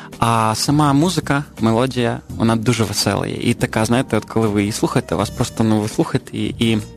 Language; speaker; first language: Ukrainian; native; Ukrainian